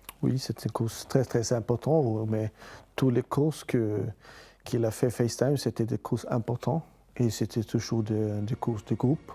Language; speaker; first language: French; non-native, fluent; Swedish